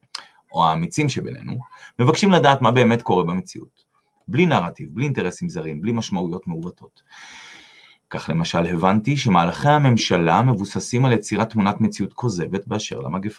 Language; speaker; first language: Hebrew; native; Hebrew